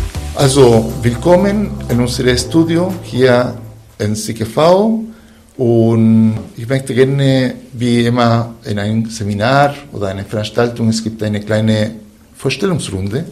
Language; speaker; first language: German; non-native, fluent; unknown